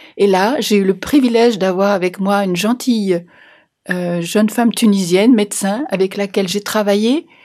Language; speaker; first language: French; native; French